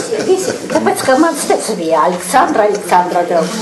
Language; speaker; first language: Latvian; non-native, learner; Russian